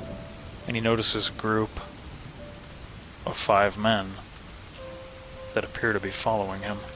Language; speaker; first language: English; native; English